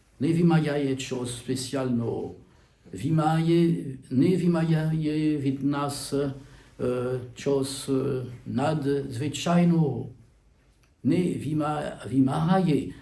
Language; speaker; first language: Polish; non-native, learner; French